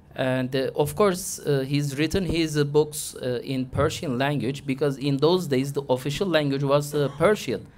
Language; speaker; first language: English; non-native, fluent; Turkish